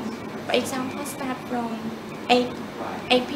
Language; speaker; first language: English; non-native, learner; Khmer